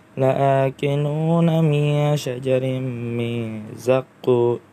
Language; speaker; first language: Arabic; non-native, learner; Indonesian